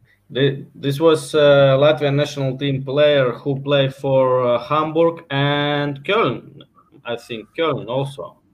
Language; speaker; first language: English; non-native, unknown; Latvian